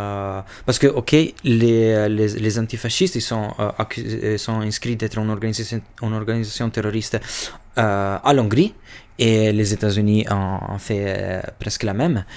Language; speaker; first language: French; non-native, fluent; Albanian